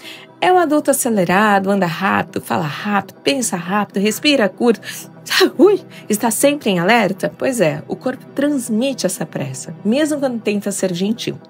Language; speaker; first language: Portuguese; native; Portuguese